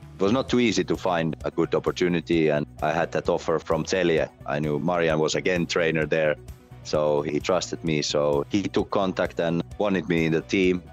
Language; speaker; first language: English; non-native, fluent; Finnish